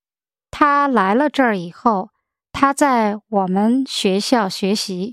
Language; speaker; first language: Chinese; non-native, learner; English